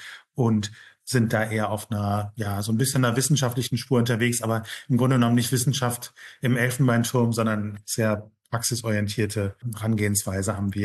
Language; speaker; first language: German; native; German